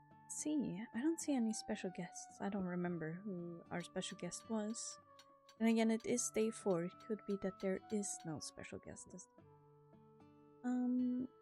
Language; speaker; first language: English; non-native, fluent; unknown